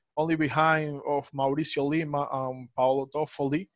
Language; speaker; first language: English; non-native, fluent; Spanish